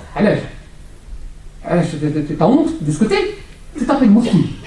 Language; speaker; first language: French; non-native, local second language; Arabic